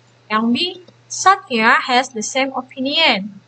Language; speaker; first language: English; non-native, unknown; Indonesian